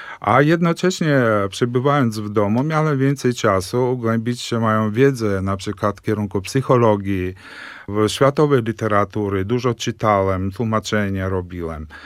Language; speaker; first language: Polish; early bilingual, heritage; Polish